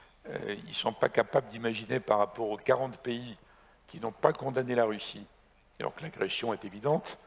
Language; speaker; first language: French; native; French